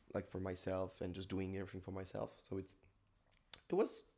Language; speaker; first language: English; non-native, fluent; French